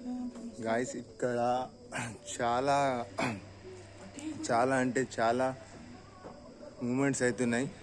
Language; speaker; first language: Telugu; non-native, local second language; Hindi